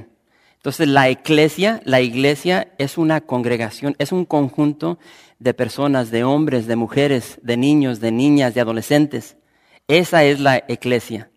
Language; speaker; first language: Spanish; native; Spanish